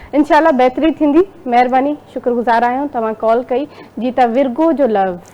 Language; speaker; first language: Sindhi; non-native, local second language; Urdu